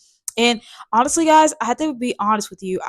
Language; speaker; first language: English; native; English